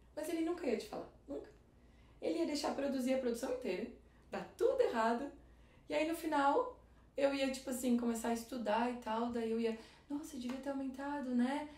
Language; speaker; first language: Portuguese; native; Portuguese